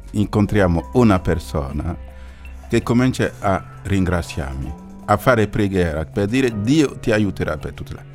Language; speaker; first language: Italian; non-native, fluent; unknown